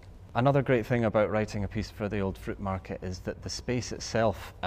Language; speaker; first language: English; native; English